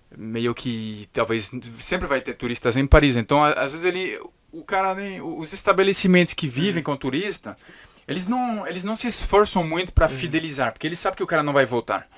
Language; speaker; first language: Portuguese; non-native, fluent; French